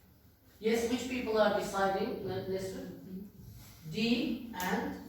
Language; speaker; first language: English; non-native, fluent; Turkish